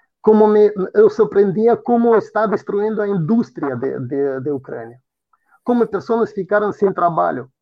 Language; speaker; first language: Portuguese; non-native, fluent; Russian